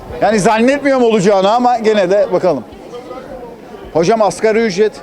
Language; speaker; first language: Turkish; native; Turkish